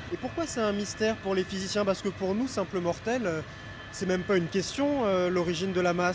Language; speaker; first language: French; native; French